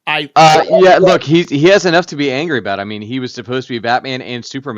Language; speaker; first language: English; native; English